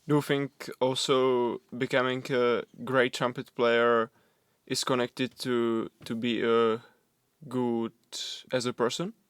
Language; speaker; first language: English; non-native, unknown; Czech